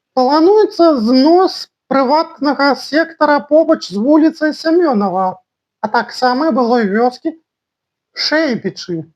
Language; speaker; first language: Belarusian; non-native, local second language; Russian